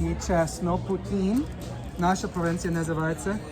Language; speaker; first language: Ukrainian; non-native, learner; English